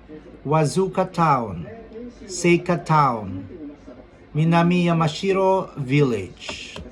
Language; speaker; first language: English; non-native, local second language; Filipino